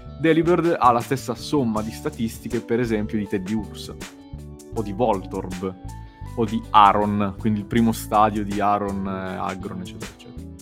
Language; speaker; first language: Italian; native; Italian